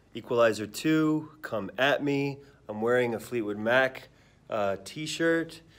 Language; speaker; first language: English; early bilingual, other home language; Spanish